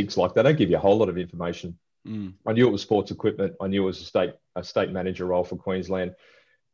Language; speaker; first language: English; native; English